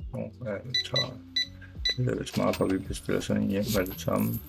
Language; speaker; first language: Danish; native; Danish